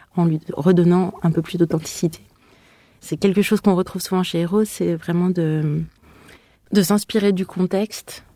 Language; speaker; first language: French; native; French